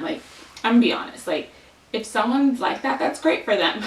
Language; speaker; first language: English; native; English